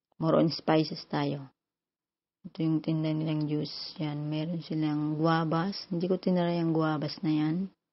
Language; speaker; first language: Filipino; native; Filipino